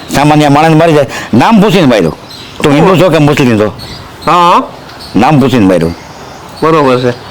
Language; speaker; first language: Gujarati; native; Gujarati